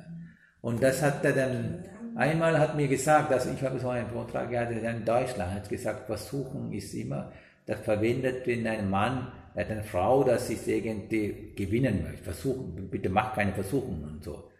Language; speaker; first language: German; non-native, learner; Sinhala